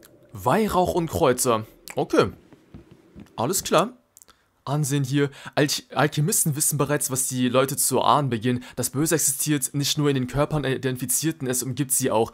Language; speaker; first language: German; native; German